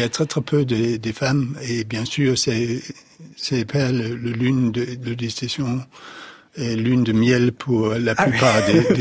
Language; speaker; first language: French; non-native, fluent; Danish